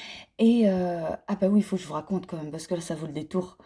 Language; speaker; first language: French; native; French